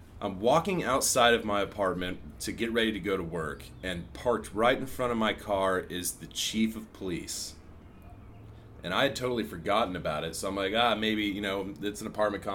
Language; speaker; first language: English; native; English